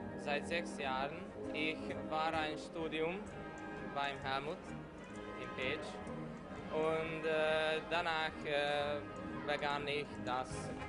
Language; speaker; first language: German; non-native, local second language; Hungarian